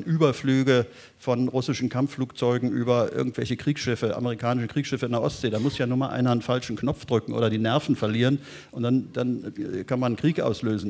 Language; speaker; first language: German; native; German